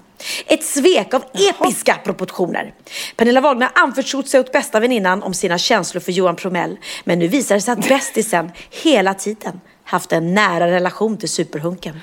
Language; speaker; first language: Swedish; native; Swedish